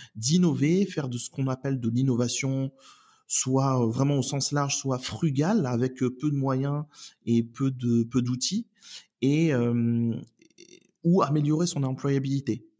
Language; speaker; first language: French; native; French